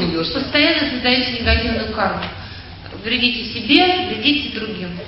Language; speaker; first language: Russian; native; Russian